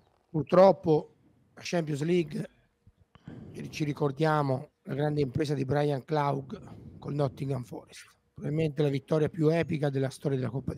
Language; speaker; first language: Italian; native; Italian